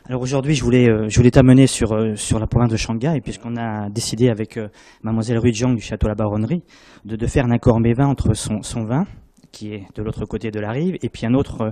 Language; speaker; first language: French; native; French